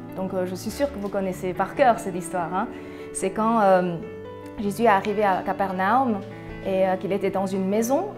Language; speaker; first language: French; early bilingual, other home language; Chinese